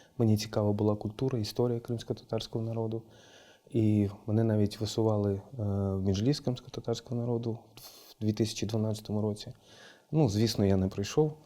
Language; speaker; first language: Ukrainian; non-native, local second language; Russian